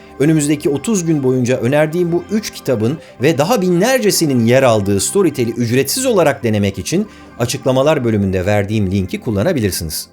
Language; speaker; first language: Turkish; native; Turkish